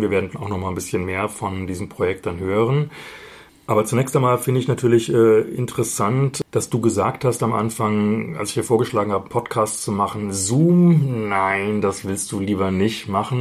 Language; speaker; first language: German; native; German